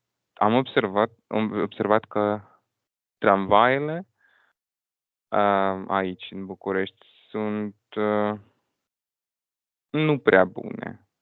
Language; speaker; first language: Romanian; non-native, fluent; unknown